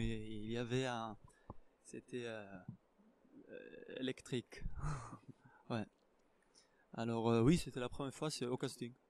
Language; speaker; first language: French; non-native, fluent; Hebrew